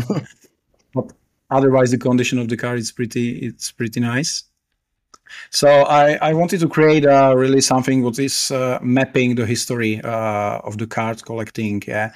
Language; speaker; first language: English; non-native, fluent; Czech